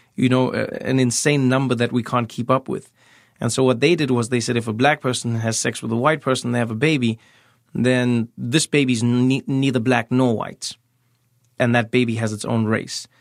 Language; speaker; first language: English; native; English